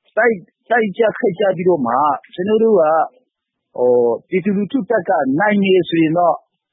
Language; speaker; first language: Burmese; non-native, local second language; Hakha Chin